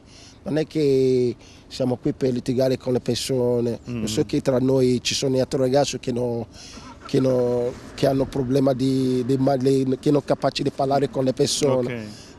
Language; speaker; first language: Italian; non-native, learner; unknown